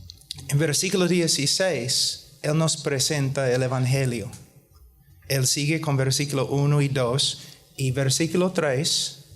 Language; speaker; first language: Spanish; non-native, fluent; English